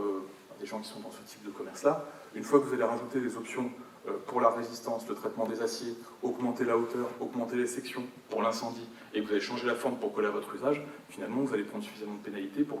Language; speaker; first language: French; native; French